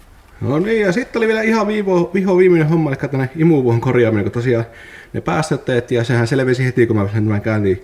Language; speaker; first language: Finnish; native; Finnish